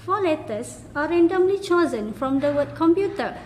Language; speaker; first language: English; non-native, local second language; Malay